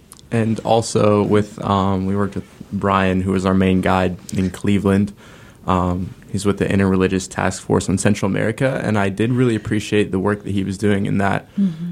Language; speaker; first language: English; native; English